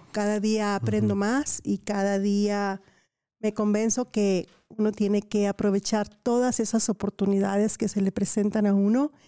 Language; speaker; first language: Spanish; native; Spanish